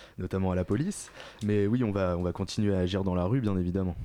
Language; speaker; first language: French; native; French